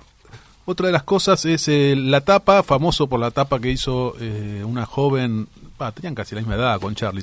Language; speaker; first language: Spanish; native; Spanish